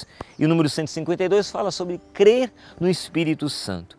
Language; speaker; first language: Portuguese; native; Portuguese